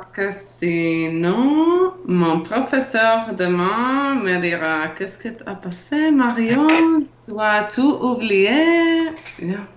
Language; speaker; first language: French; non-native, learner; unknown